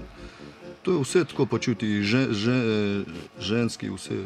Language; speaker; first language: Slovenian; non-native, learner; Russian